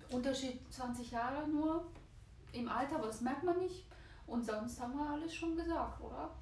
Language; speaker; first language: German; non-native, fluent; Bulgarian